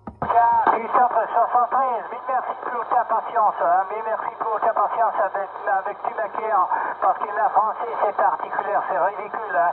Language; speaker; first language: French; non-native, learner; Italian